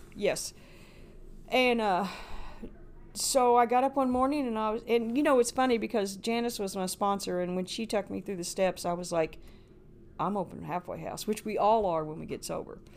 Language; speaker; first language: English; native; English